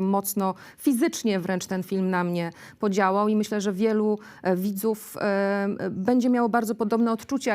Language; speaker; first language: Polish; native; Polish